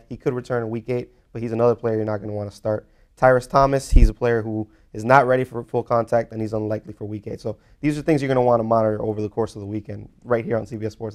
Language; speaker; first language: English; native; English